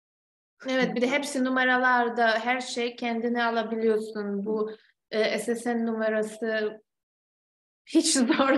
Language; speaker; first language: Turkish; non-native, fluent; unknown